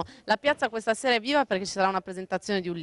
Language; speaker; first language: Italian; native; Italian